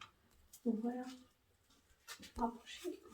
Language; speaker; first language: French; native; French